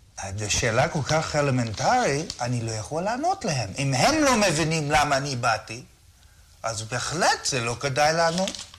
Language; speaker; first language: Hebrew; non-native, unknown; English